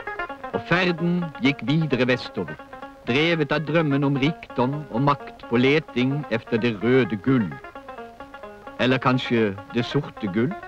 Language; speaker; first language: Norwegian; native; Norwegian